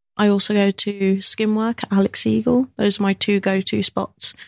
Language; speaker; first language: English; native; English